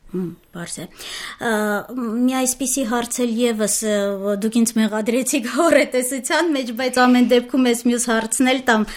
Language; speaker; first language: Armenian; native; Armenian